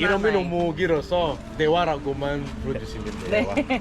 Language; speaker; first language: Korean; non-native, fluent; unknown